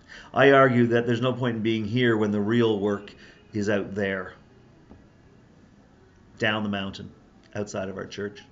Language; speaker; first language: English; native; English